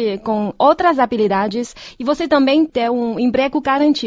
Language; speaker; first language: Portuguese; non-native, fluent; Chinese